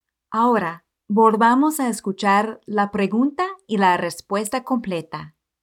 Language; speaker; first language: Spanish; non-native, fluent; English